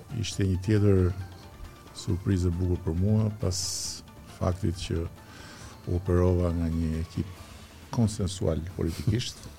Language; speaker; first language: Albanian; native; Albanian